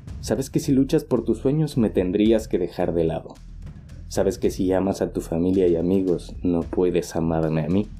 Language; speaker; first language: Spanish; native; Spanish